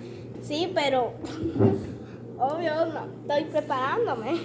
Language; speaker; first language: Spanish; native; Spanish